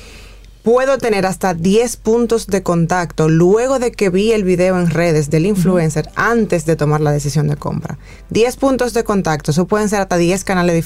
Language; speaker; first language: Spanish; native; Spanish